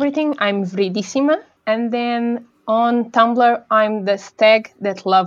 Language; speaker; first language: English; non-native, fluent; Portuguese